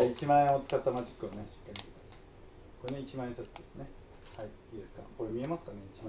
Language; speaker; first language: Japanese; native; Japanese